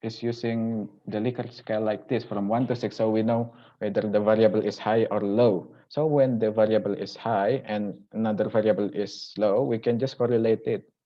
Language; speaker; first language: English; non-native, local second language; Indonesian